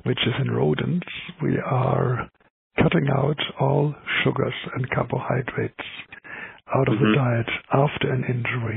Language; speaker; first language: English; non-native, fluent; German